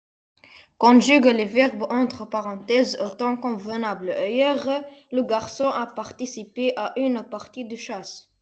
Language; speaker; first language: French; non-native, learner; Arabic